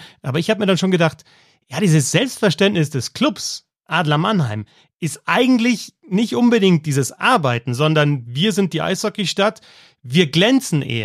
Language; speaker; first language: German; native; German